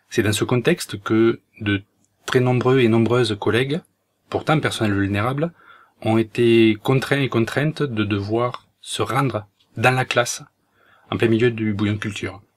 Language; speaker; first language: French; native; French